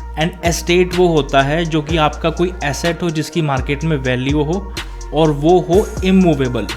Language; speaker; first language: Hindi; non-native, local second language; Punjabi